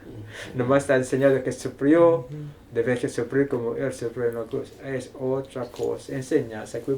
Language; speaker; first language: Spanish; non-native, fluent; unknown